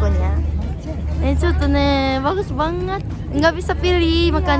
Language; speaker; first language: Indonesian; non-native, learner; Japanese